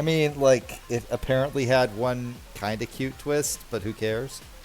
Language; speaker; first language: English; native; English